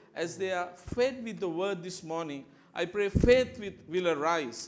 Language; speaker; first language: English; non-native, local second language; Sinhala